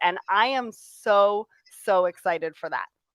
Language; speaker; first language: English; native; English